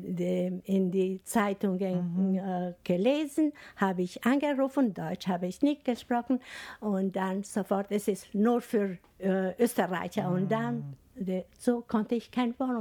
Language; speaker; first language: German; non-native, fluent; Albanian